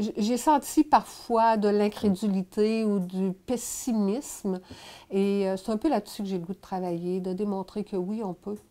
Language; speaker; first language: French; native; French